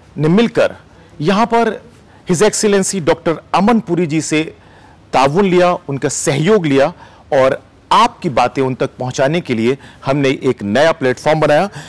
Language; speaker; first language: Hindi; native; Hindi